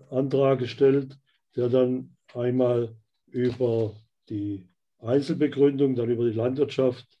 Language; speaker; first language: German; native; German